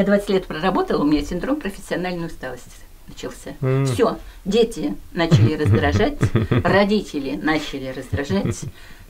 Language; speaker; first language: Russian; native; Russian